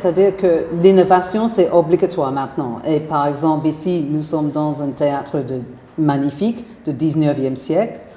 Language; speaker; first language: French; non-native, fluent; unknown